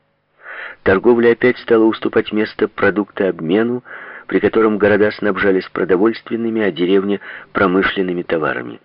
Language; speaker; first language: Russian; native; Russian